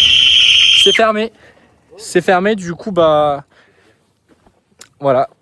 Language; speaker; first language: French; native; French